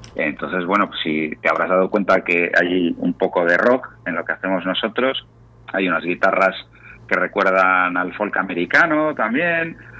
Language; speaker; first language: Spanish; native; Spanish